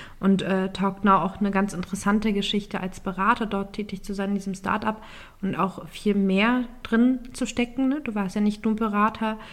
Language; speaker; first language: German; early bilingual, other home language; Turkish